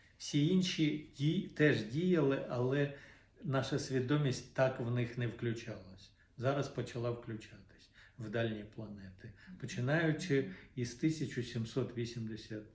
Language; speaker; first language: Ukrainian; non-native, local second language; Russian